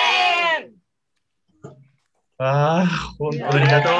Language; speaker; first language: Japanese; non-native, learner; Spanish